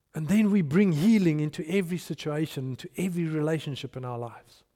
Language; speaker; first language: English; non-native, local second language; Afrikaans